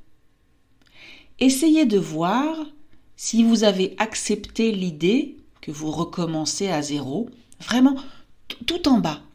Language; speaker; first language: French; native; French